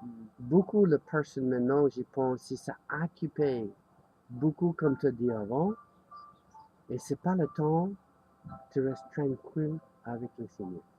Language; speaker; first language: French; non-native, learner; English